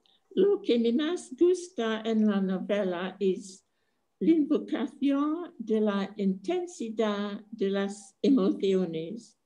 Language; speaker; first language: Spanish; non-native, fluent; English